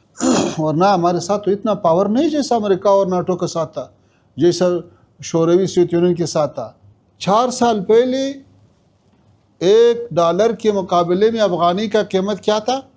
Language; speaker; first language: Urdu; non-native, fluent; Pashto